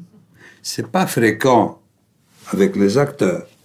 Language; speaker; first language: French; non-native, fluent; Greek